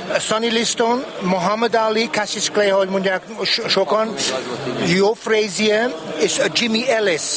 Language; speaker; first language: Hungarian; early bilingual, heritage; Hungarian